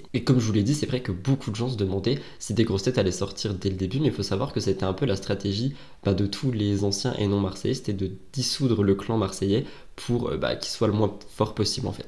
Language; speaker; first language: French; native; French